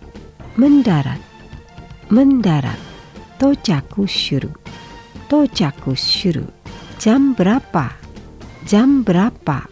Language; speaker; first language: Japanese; non-native, fluent; Indonesian